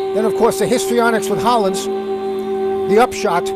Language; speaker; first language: English; native; English